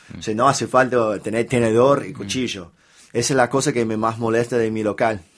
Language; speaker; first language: Spanish; non-native, fluent; English